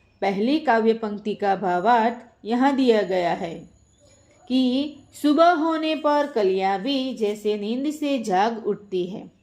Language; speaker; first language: Hindi; non-native, local second language; Gujarati